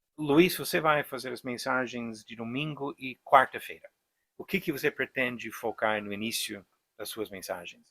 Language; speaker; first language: Portuguese; non-native, fluent; English